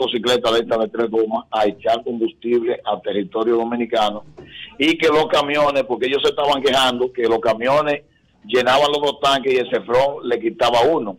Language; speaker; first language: Spanish; native; Spanish